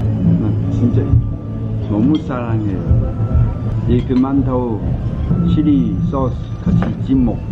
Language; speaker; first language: Korean; non-native, learner; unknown